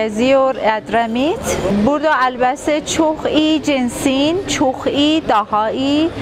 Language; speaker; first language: Turkish; non-native, learner; Persian